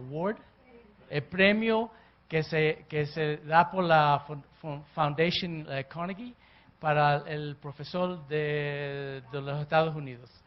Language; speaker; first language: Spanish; early bilingual, heritage; Spanish